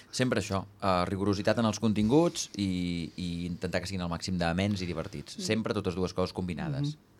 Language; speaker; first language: Catalan; native; Catalan